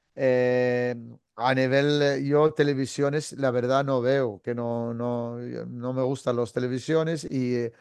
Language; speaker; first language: Spanish; non-native, fluent; Arabic